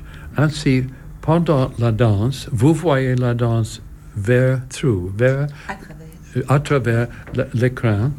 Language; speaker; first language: French; non-native, learner; English